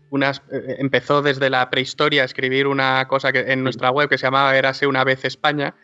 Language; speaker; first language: Spanish; native; Spanish